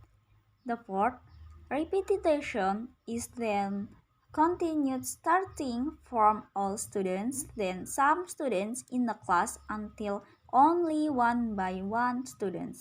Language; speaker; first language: English; non-native, learner; Indonesian